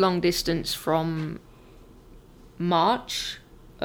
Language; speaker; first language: English; native; English